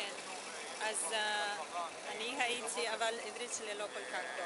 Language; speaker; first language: Hebrew; non-native, learner; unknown